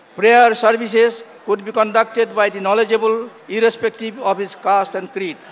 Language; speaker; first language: English; non-native, local second language; Assamese